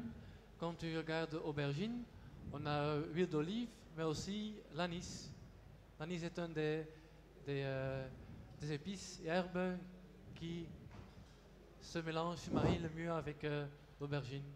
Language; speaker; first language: French; non-native, local second language; Dutch